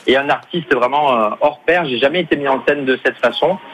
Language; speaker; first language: French; native; French